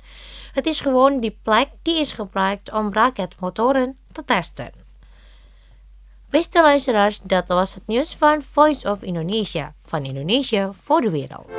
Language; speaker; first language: Dutch; non-native, fluent; Indonesian